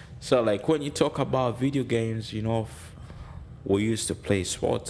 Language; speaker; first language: English; non-native, local second language; Ganda